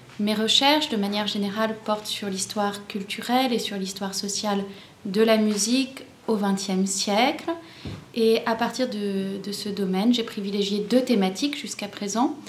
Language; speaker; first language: French; native; French